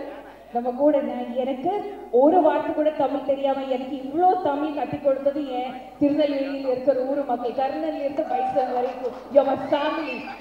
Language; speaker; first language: Tamil; non-native, learner; Malayalam